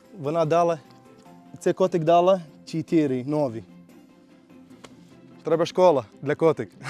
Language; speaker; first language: Ukrainian; non-native, learner; Arabic